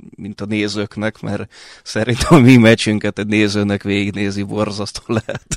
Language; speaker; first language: Hungarian; early bilingual, other home language; Russian